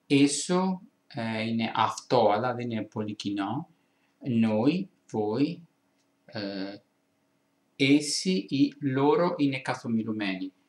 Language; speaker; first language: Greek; non-native, fluent; Italian